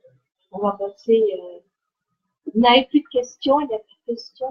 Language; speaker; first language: French; native; French